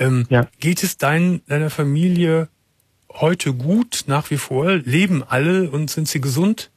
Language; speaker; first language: German; native; German